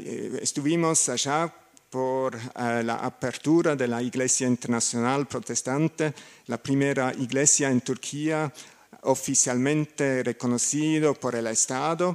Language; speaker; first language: Spanish; non-native, learner; German